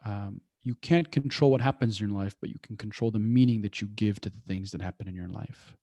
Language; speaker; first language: English; early bilingual, other home language; Persian